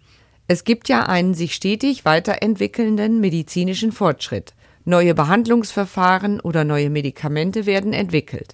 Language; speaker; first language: German; native; German